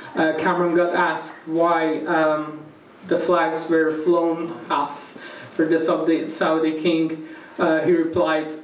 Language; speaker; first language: English; non-native, fluent; Persian